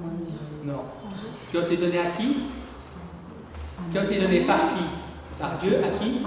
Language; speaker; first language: French; native; French